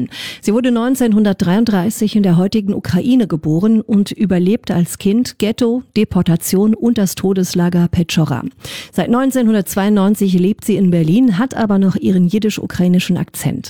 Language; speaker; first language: German; native; German